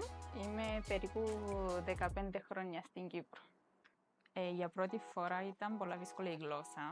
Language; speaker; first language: Greek; non-native, fluent; Romanian